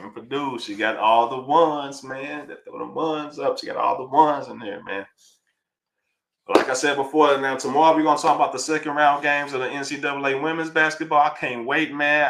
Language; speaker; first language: English; native; English